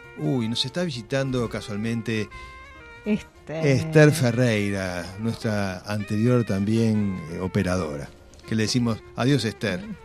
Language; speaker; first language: Spanish; native; Spanish